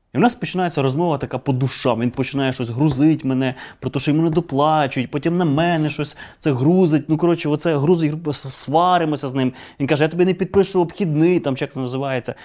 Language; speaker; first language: Ukrainian; native; Ukrainian